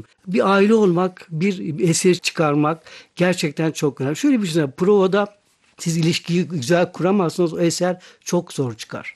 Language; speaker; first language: Turkish; native; Turkish